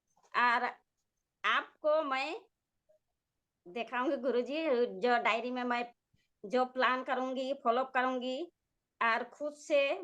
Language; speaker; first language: Hindi; non-native, local second language; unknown